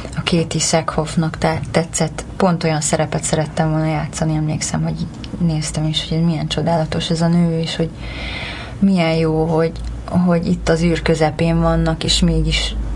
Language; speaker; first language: Hungarian; early bilingual, heritage; English